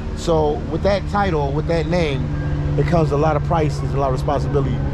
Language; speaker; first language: English; native; English